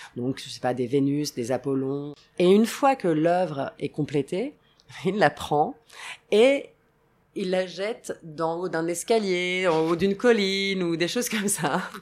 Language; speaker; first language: French; non-native, fluent; Italian